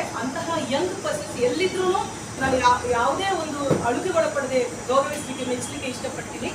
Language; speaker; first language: Kannada; native; Kannada